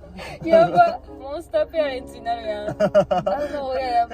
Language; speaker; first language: Japanese; native; Japanese